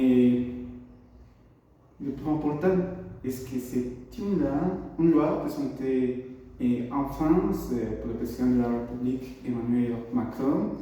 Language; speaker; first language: French; non-native, learner; Spanish